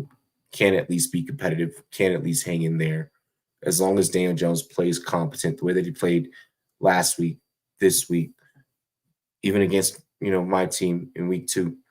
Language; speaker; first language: English; native; English